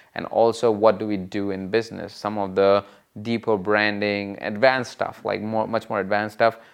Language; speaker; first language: English; non-native, local second language; Hindi